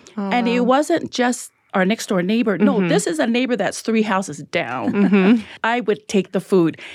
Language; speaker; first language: English; early bilingual, other home language; Tongan